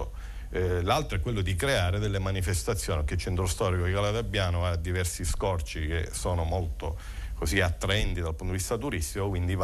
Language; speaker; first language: Italian; native; Italian